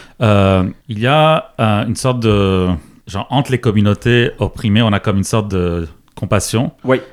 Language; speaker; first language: French; non-native, local second language; Arabic